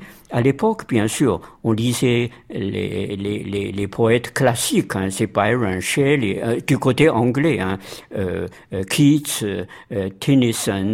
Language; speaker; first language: French; non-native, fluent; Chinese